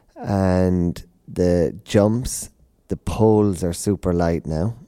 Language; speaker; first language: English; native; English